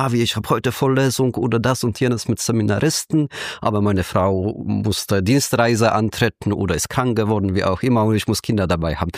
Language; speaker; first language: German; non-native, fluent; Polish